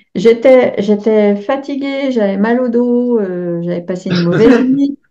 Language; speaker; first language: French; native; French